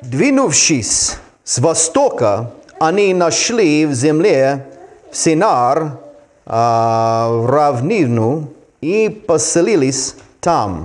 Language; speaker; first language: Russian; non-native, fluent; English